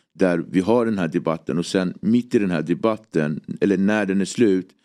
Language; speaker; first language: Swedish; native; Swedish